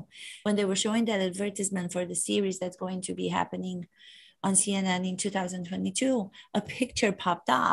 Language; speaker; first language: English; non-native, fluent; Romanian